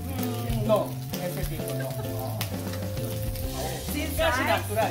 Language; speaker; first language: Spanish; non-native, learner; Korean